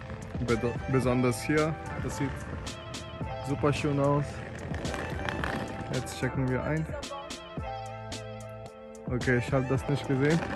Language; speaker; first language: German; non-native, fluent; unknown